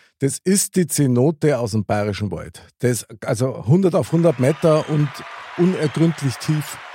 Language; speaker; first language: German; native; German